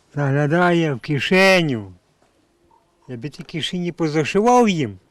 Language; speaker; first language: Ukrainian; native; Ukrainian